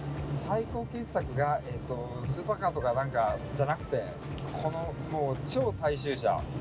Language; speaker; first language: Japanese; native; Japanese